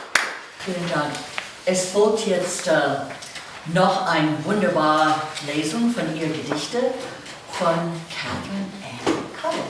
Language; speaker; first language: German; non-native, fluent; English